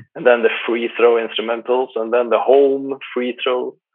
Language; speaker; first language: English; non-native, fluent; Swedish